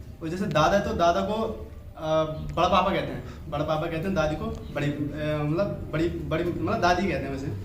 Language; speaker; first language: Hindi; non-native, local second language; Garhwali